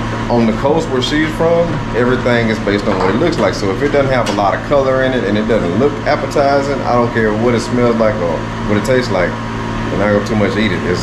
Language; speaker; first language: English; native; English